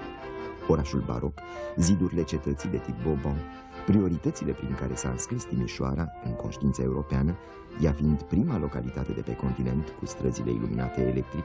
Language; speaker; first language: Romanian; native; Romanian